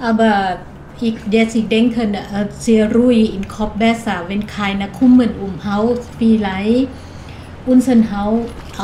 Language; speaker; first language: German; non-native, learner; Thai